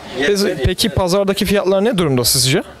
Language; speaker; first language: Turkish; native; Turkish